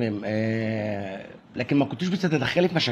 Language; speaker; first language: Arabic; native; Arabic